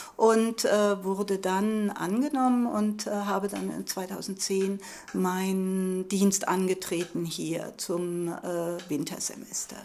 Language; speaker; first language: German; native; German